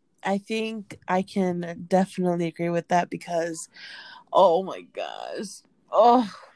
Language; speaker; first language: English; early bilingual, other home language; Spanish